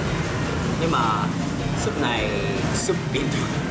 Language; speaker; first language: Vietnamese; non-native, learner; Japanese